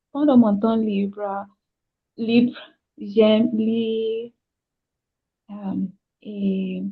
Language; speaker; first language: French; non-native, learner; Yoruba